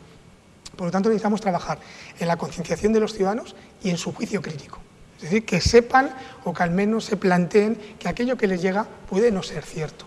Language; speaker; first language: Spanish; native; Spanish